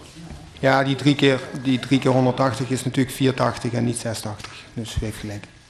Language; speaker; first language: Dutch; native; Dutch